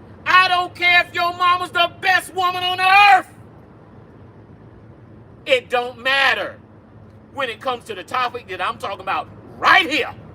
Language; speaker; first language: English; native; English